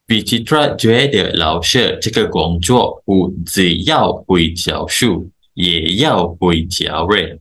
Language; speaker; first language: Chinese; non-native, local second language; Malay